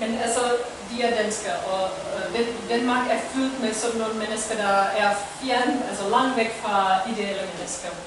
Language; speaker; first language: Danish; non-native, fluent; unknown